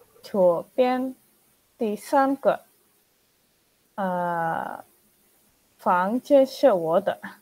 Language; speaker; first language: Chinese; non-native, learner; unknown